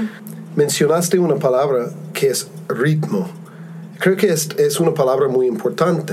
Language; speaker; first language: Spanish; non-native, fluent; English